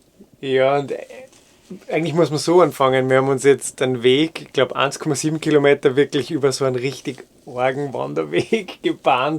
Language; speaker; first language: German; native; German